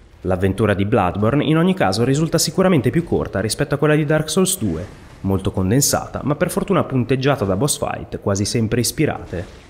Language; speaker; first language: Italian; native; Italian